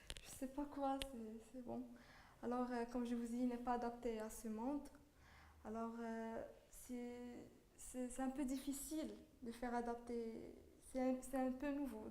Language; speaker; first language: French; non-native, local second language; Arabic